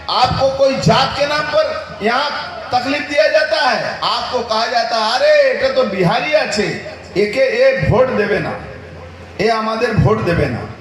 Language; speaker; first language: Hindi; native; Hindi